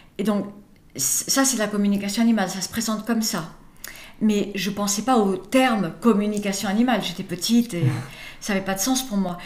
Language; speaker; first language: French; early bilingual, other home language; English